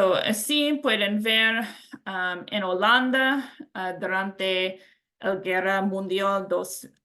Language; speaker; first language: Spanish; non-native, learner; English